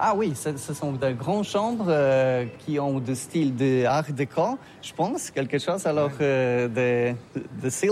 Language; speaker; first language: French; non-native, learner; Polish